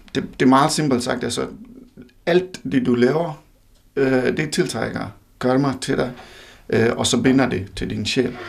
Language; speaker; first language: Danish; non-native, fluent; Hindi